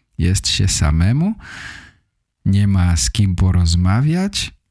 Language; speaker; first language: Polish; native; Polish